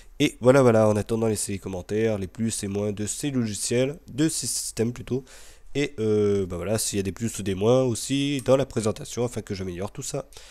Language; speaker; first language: French; native; French